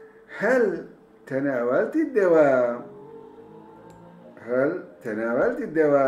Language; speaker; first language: Arabic; non-native, fluent; Turkish